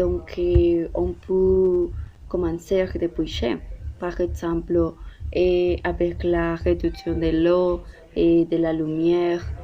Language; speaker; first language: French; non-native, learner; Spanish